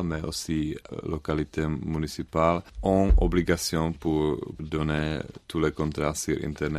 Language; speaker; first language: French; non-native, learner; Czech